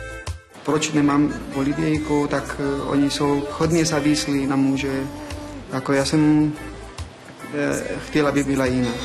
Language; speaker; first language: Czech; non-native, fluent; Spanish